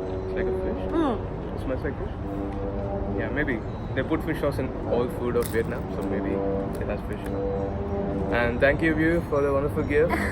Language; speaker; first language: English; non-native, fluent; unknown